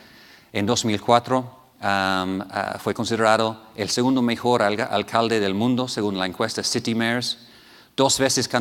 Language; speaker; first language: Spanish; non-native, fluent; English